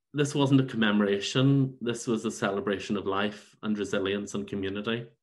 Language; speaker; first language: English; native; English